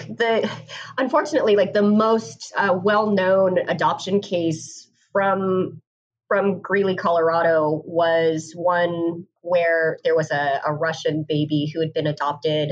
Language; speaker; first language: English; native; English